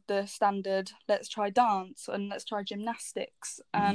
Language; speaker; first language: English; native; English